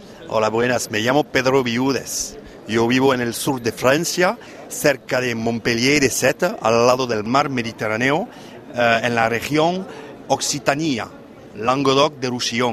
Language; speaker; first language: Spanish; non-native, fluent; French